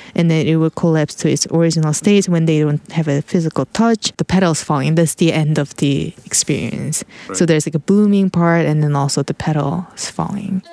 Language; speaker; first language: English; non-native, fluent; Korean